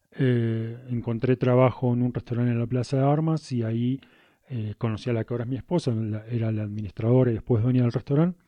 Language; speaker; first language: Spanish; native; Spanish